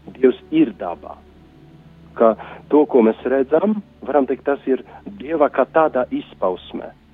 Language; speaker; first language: Latvian; non-native, fluent; Polish